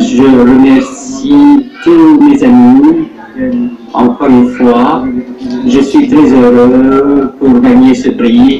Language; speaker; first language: French; non-native, learner; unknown